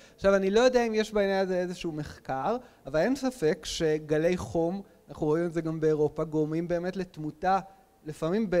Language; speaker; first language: Hebrew; native; Hebrew